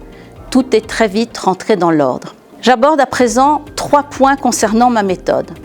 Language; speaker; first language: French; native; French